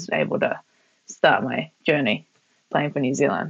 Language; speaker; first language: English; native; English